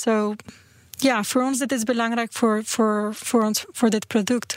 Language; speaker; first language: Dutch; non-native, learner; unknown